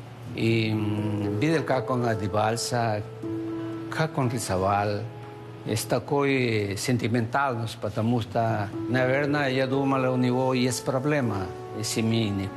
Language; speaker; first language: Russian; non-native, fluent; Spanish